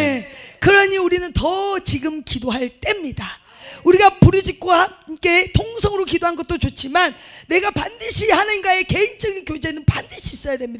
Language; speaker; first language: Korean; native; Korean